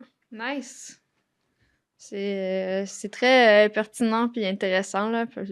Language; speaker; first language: French; native; French